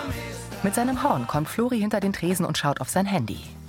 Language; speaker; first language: German; native; German